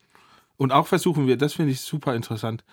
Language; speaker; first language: German; non-native, fluent; Danish